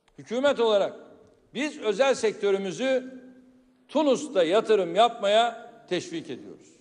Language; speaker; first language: Turkish; native; Turkish